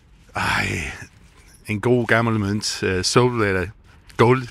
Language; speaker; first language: Danish; non-native, fluent; English